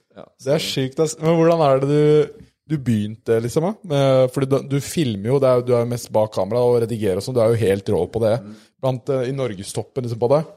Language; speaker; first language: Norwegian; native; Norwegian